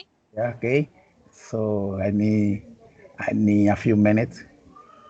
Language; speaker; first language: English; non-native, learner; Spanish